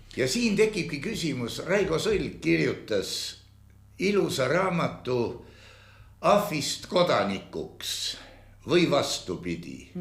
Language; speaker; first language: Estonian; native; Estonian